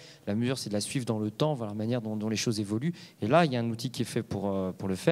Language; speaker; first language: French; native; French